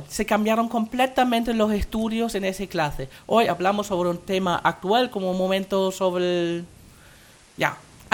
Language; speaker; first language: Spanish; non-native, fluent; German